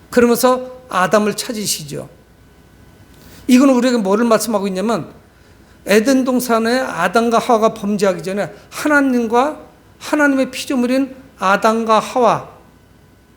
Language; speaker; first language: Korean; native; Korean